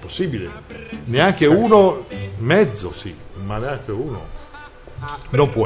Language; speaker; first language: Italian; native; Italian